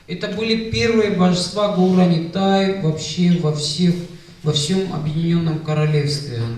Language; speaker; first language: Russian; native; Russian